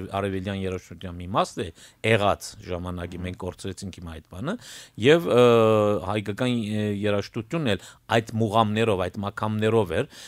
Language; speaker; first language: Armenian; early bilingual, heritage; Armenian